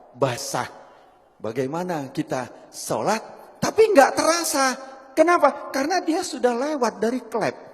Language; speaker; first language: Indonesian; non-native, local second language; Javanese